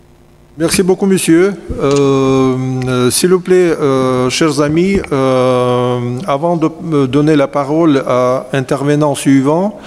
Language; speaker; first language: French; non-native, fluent; Russian